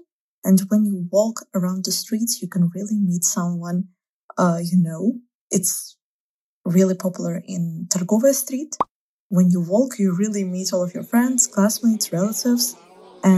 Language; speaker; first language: English; non-native, fluent; Russian